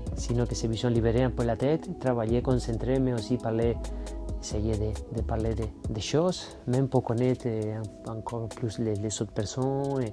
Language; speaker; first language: French; non-native, fluent; Spanish